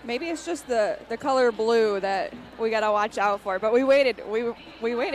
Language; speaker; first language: English; native; English